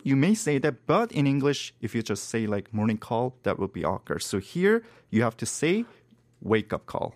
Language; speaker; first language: English; non-native, fluent; Korean